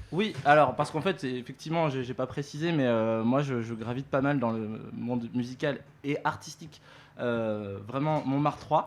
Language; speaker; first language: French; native; French